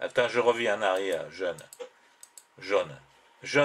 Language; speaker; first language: French; native; French